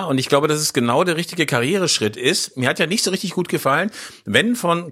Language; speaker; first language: German; native; German